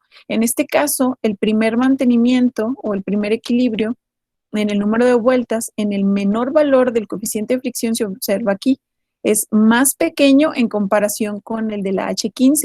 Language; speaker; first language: Spanish; native; Spanish